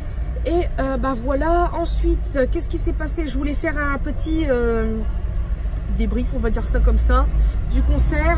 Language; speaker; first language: French; native; French